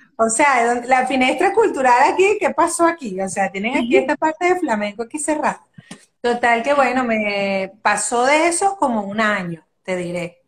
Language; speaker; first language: Spanish; native; Spanish